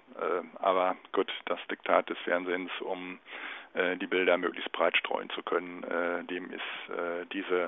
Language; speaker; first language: German; native; German